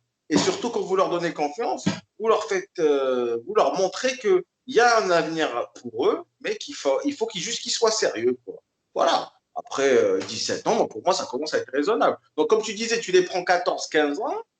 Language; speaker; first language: French; native; French